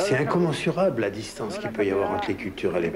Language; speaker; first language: French; native; French